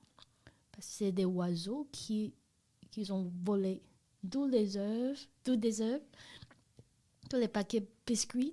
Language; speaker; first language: French; non-native, learner; Chinese